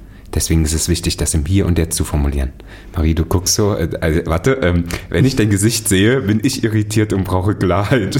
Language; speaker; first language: German; native; German